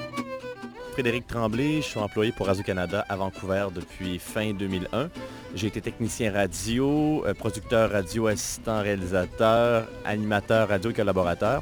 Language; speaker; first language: French; native; French